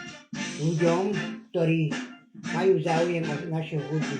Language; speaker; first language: Slovak; non-native, local second language; Hungarian